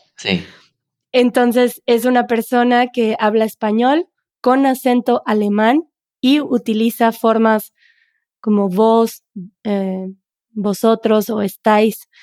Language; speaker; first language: Spanish; native; Spanish